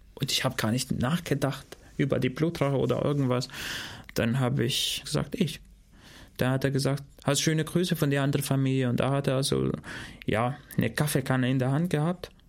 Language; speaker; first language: German; non-native, fluent; Albanian